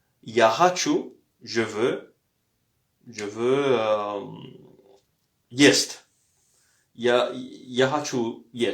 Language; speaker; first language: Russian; non-native, fluent; French